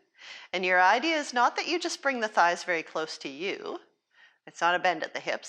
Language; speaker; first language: English; native; English